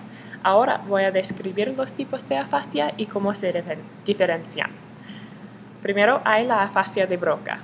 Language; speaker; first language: Spanish; non-native, learner; English